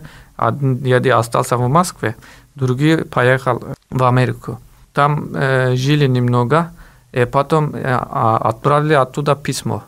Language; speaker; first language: Russian; non-native, learner; Turkish